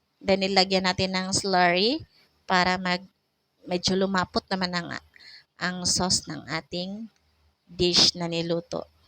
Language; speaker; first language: Filipino; non-native, local second language; Cebuano